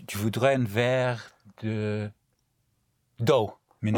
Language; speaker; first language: French; non-native, learner; English